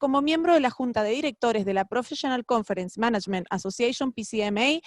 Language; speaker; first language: Spanish; native; Spanish